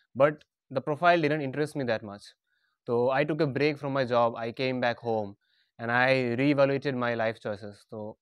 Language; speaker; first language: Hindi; non-native, local second language; Bangla